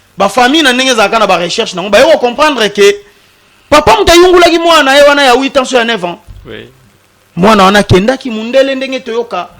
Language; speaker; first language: Lingala; non-native, local second language; Kongo